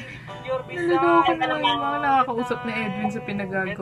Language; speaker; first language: Filipino; native; Filipino